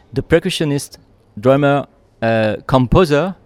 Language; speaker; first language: English; non-native, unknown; French